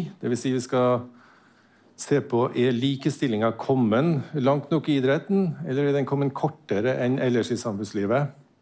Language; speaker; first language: Norwegian; native; Norwegian